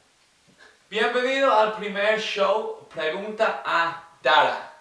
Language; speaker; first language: Spanish; non-native, learner; English